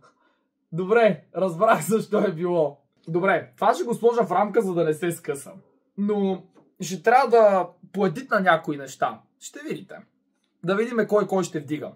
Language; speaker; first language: Bulgarian; native; Bulgarian